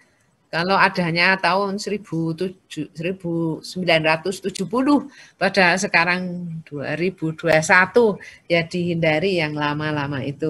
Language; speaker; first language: Indonesian; native; Indonesian